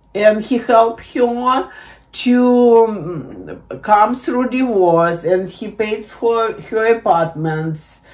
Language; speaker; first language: English; non-native, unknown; Russian